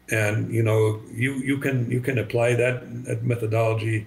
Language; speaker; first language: English; non-native, fluent; German